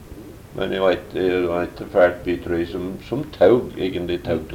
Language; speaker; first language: Norwegian; early bilingual, heritage; Norwegian